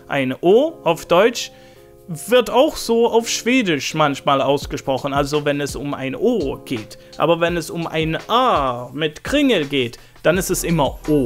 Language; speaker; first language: German; non-native, fluent; Swedish